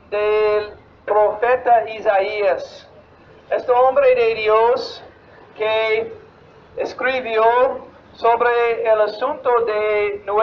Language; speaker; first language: Spanish; non-native, fluent; English